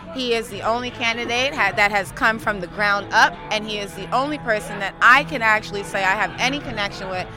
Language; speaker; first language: English; native; English